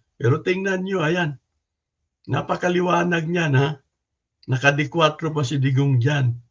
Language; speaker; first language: Filipino; non-native, local second language; Cebuano